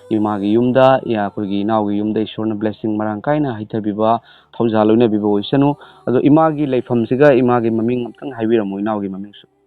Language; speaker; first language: Manipuri; native; Manipuri